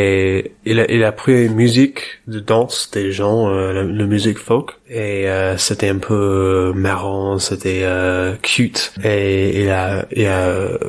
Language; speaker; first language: French; non-native, learner; English